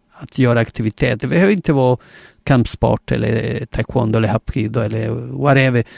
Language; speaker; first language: Swedish; non-native, fluent; Spanish